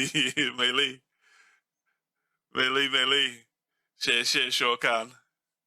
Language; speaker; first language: Chinese; non-native, learner; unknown